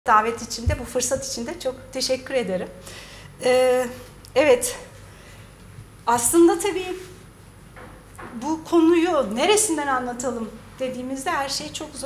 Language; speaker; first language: Turkish; native; Turkish